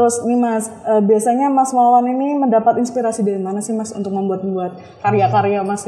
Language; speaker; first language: Indonesian; native; Indonesian